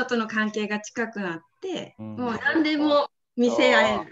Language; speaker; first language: Japanese; non-native, learner; Indonesian